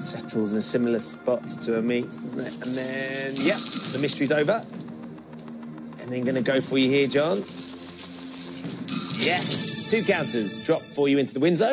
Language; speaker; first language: English; native; English